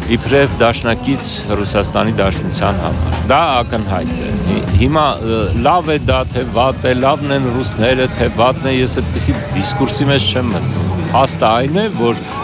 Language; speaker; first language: Armenian; native; Armenian